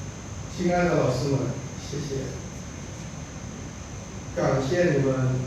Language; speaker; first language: Chinese; non-native, learner; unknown